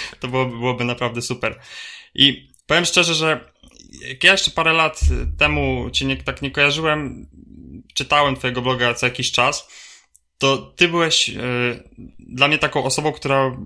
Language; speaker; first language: Polish; native; Polish